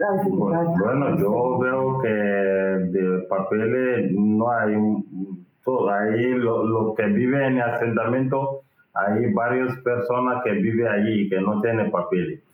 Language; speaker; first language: Spanish; non-native, learner; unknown